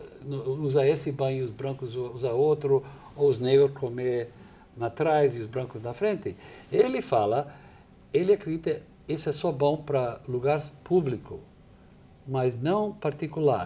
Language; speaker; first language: Portuguese; non-native, fluent; English